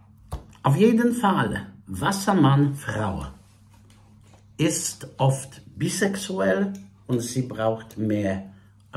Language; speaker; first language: German; non-native, fluent; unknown